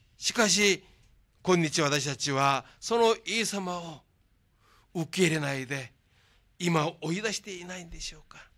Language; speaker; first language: Japanese; non-native, fluent; Korean